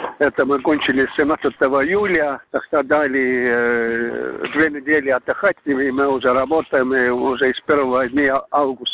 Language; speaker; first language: Russian; non-native, learner; Estonian